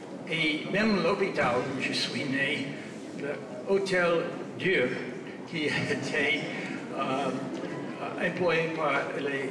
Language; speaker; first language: French; non-native, fluent; English